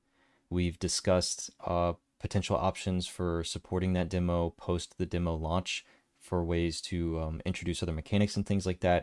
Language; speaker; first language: English; native; English